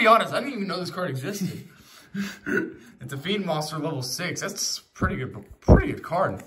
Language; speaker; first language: English; native; English